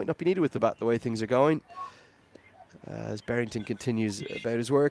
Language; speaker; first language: English; native; English